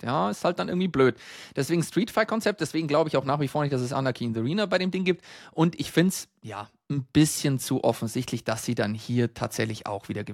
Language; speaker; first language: German; native; German